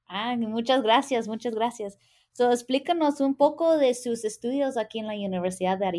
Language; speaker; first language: Spanish; early bilingual, heritage; English